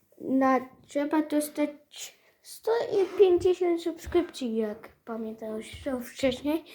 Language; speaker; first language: Polish; early bilingual, heritage; Polish